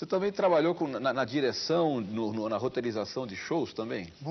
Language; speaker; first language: Portuguese; native; Portuguese